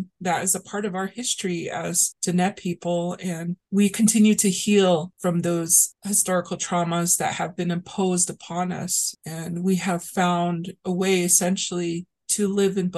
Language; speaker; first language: English; early bilingual, other home language; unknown